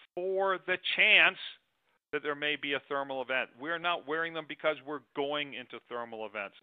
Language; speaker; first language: English; native; English